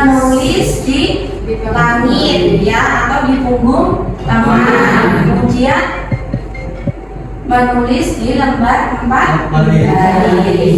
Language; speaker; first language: Indonesian; native; Indonesian